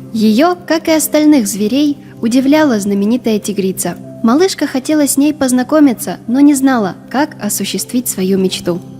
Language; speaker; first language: Russian; native; Russian